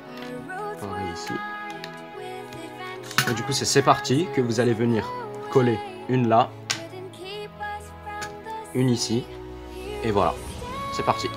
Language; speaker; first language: French; native; French